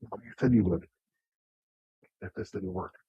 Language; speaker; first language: English; native; English